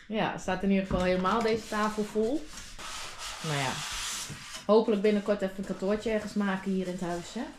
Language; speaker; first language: Dutch; native; Dutch